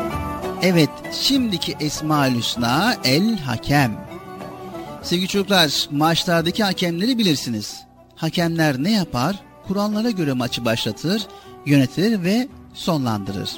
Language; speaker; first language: Turkish; native; Turkish